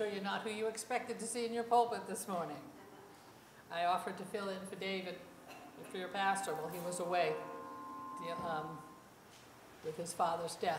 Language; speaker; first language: English; native; English